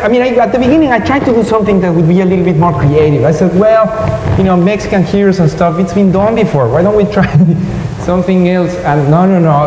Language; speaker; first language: English; non-native, fluent; Spanish